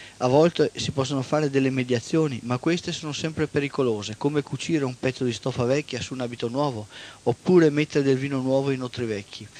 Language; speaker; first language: Italian; native; Italian